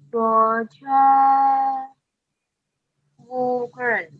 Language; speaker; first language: Chinese; non-native, learner; Indonesian